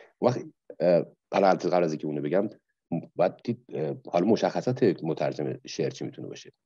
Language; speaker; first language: Persian; native; Persian